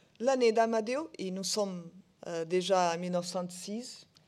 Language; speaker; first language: French; non-native, learner; Portuguese